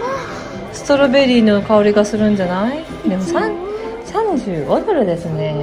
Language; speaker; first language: Japanese; native; Japanese